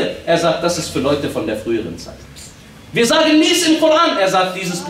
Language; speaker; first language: German; early bilingual, other home language; Arabic